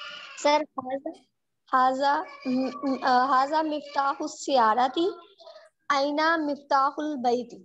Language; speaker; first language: Arabic; non-native, learner; Urdu